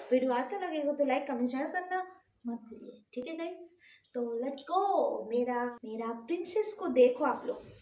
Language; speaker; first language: Hindi; non-native, local second language; Bangla